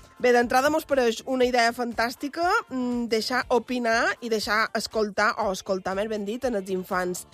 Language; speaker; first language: Catalan; native; Catalan